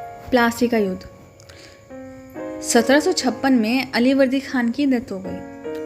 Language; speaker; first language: Hindi; native; Hindi